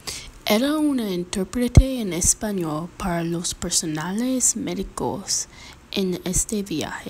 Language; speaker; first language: Spanish; non-native, learner; English